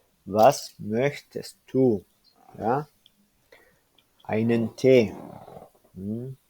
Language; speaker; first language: German; non-native, fluent; Spanish